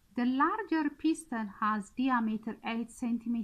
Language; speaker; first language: English; non-native, local second language; Amharic